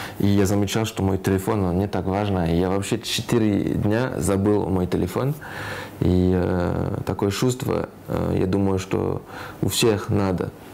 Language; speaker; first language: Russian; non-native, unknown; French